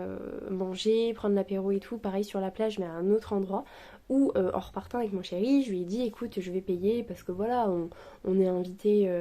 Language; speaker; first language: French; native; French